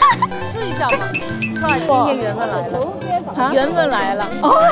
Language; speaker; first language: Chinese; native; Chinese